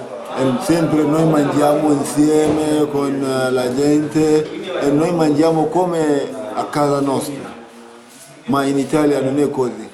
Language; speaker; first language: Italian; non-native, learner; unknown